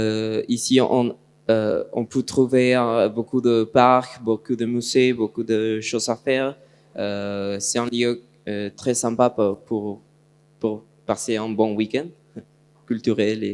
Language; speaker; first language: French; non-native, learner; Spanish